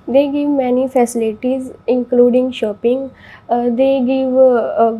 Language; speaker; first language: English; non-native, local second language; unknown